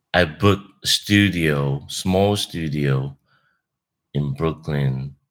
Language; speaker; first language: English; non-native, fluent; Japanese